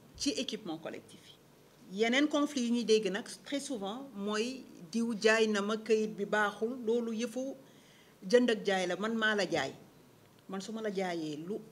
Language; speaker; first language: Wolof; non-native, local second language; Jola-Fonyi